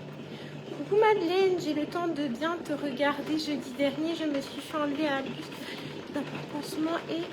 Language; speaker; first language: French; native; French